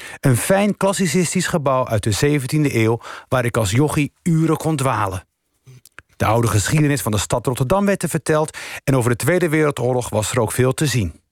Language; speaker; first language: Dutch; early bilingual, other home language; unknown